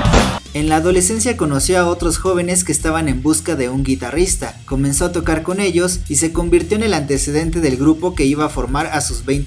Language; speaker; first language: Spanish; native; Spanish